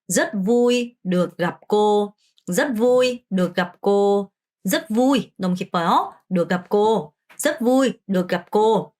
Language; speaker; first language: Vietnamese; non-native, fluent; Korean